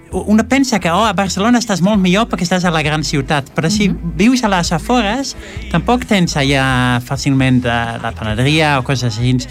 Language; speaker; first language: Catalan; non-native, fluent; Dutch